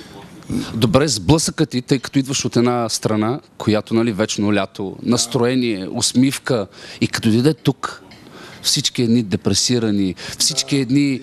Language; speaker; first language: Bulgarian; native; Bulgarian